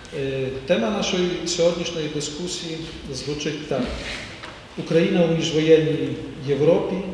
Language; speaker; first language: Ukrainian; native; Ukrainian